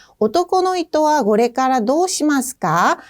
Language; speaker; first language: Japanese; non-native, fluent; Korean